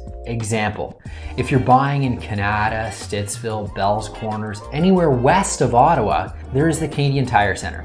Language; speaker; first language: English; native; English